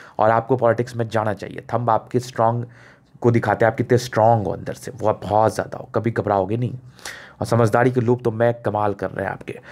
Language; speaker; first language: Hindi; native; Hindi